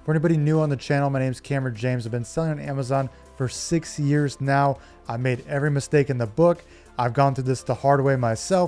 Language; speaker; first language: English; native; English